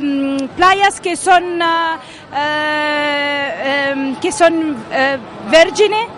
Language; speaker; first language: Spanish; non-native, local second language; Arabic